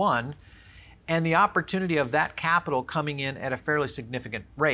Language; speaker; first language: English; native; English